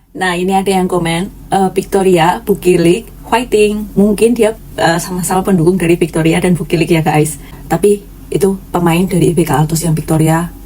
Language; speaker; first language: Indonesian; native; Indonesian